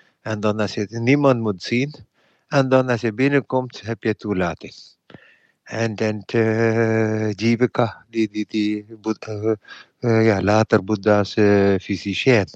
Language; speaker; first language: Dutch; non-native, fluent; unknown